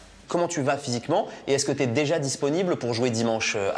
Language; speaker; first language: French; native; French